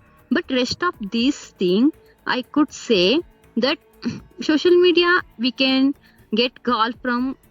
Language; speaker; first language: English; non-native, learner; Kannada